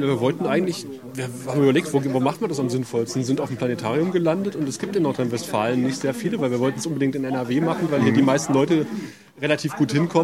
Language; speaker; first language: German; native; German